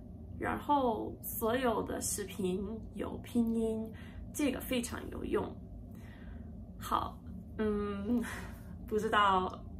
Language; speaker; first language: Chinese; non-native, learner; English